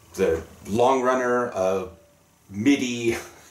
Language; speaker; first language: English; native; English